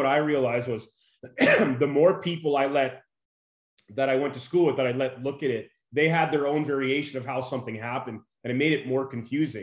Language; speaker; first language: English; native; English